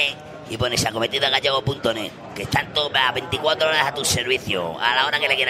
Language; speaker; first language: Spanish; native; Spanish